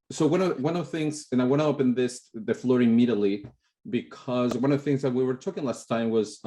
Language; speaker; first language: English; non-native, fluent; Spanish